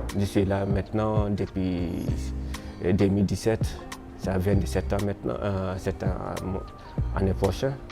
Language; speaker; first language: French; non-native, learner; Krio